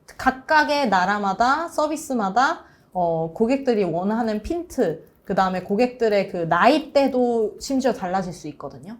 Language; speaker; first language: Korean; native; Korean